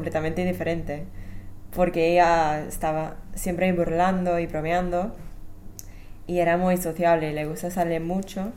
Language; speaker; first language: Spanish; non-native, fluent; English